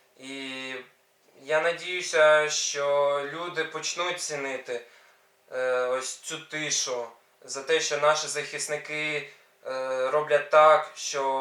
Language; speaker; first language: Ukrainian; non-native, local second language; Russian